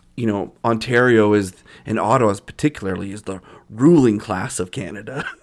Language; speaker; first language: English; native; English